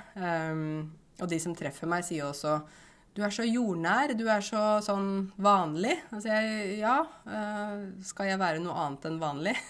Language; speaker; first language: Norwegian; native; Norwegian